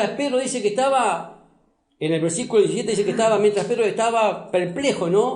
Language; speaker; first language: Spanish; native; Spanish